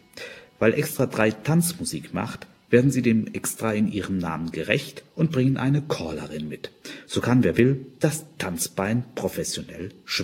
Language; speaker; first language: German; native; German